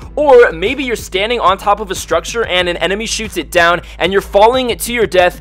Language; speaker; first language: English; native; English